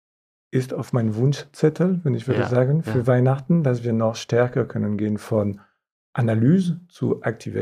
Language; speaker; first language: German; non-native, fluent; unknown